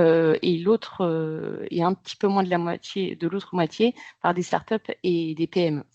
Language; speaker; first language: French; native; French